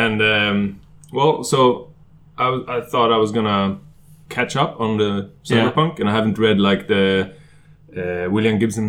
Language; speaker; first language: English; non-native, fluent; Swedish